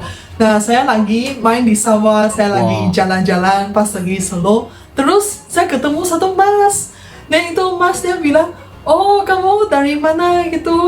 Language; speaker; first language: Indonesian; non-native, fluent; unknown